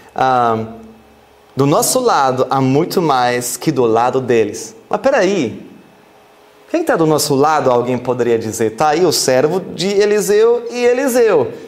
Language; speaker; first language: Portuguese; non-native, fluent; German